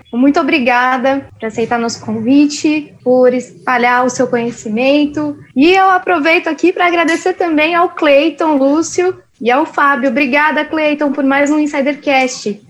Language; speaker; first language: Portuguese; native; Portuguese